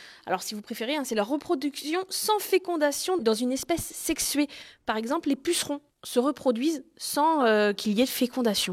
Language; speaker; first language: French; native; French